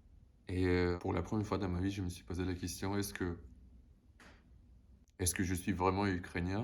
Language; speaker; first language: French; non-native, fluent; Russian